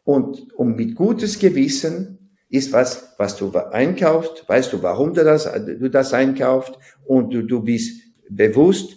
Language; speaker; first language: German; non-native, fluent; French